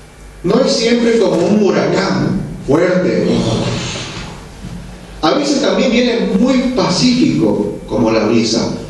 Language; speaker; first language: Spanish; non-native, fluent; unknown